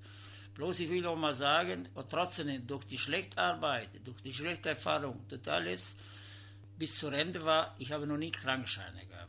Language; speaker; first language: German; non-native, learner; Italian